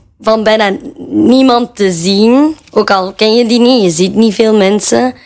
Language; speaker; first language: Dutch; native; Dutch